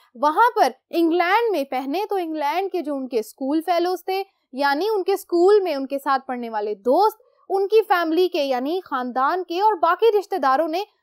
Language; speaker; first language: Urdu; native; Urdu